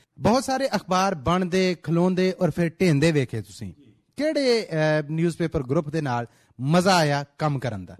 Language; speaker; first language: Punjabi; native; Punjabi